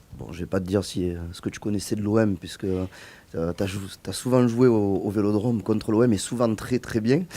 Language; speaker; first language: French; native; French